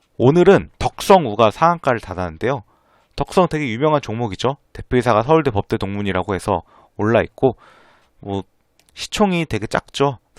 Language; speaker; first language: Korean; native; Korean